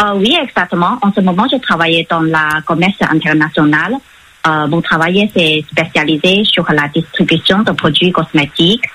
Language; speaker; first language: French; non-native, fluent; Chinese